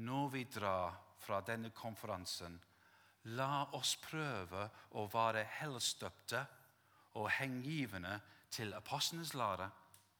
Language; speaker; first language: Norwegian; non-native, fluent; English